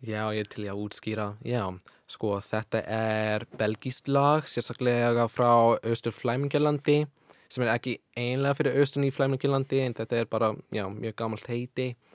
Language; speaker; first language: Icelandic; non-native, fluent; English